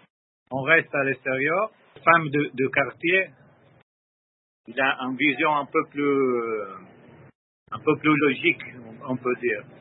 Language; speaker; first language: French; non-native, learner; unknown